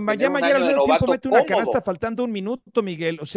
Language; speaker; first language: Spanish; native; Spanish